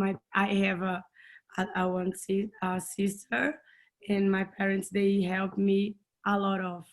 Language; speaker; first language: English; non-native, learner; Portuguese